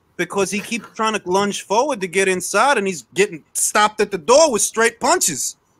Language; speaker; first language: English; native; English